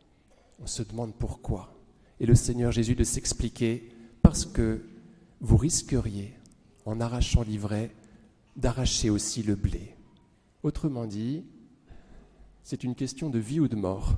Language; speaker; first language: French; native; French